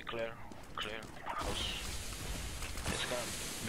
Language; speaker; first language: English; non-native, learner; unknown